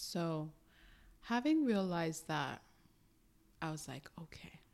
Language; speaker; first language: English; early bilingual, other home language; Yoruba